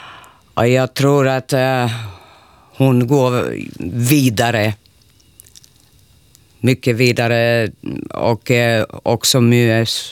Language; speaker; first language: Swedish; non-native, local second language; Finnish